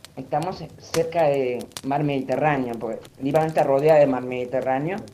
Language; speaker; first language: Spanish; non-native, fluent; Armenian